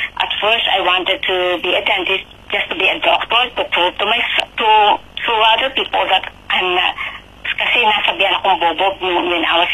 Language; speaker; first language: Filipino; native; Filipino